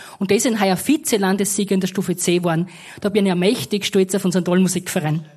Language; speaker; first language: German; native; German